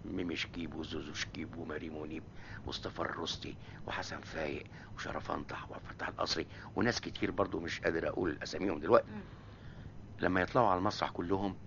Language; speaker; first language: Arabic; native; Arabic